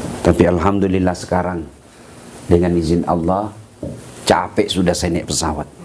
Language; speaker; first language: Malay; non-native, local second language; Buginese